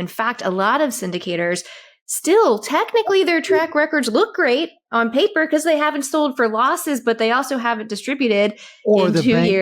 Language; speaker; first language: English; native; English